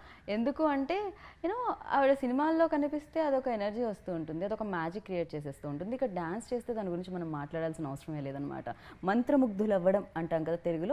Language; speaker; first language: Telugu; native; Telugu